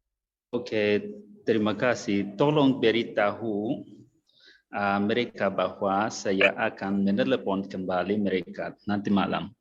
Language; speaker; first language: Indonesian; non-native, learner; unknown